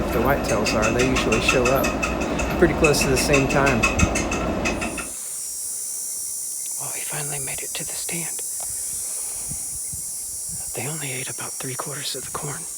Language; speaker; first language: English; native; English